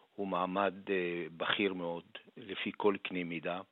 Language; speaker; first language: Hebrew; native; Hebrew